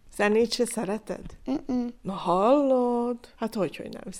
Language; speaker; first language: Hungarian; native; Hungarian